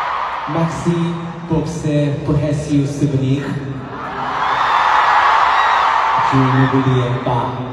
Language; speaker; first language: French; non-native, learner; Korean